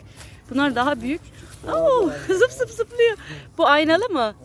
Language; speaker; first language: Turkish; native; Turkish